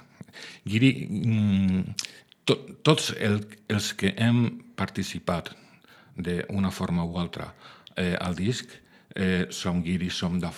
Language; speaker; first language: Catalan; non-native, local second language; Spanish